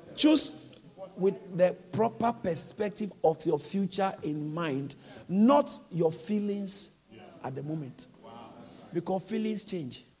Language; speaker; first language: English; non-native, local second language; Akan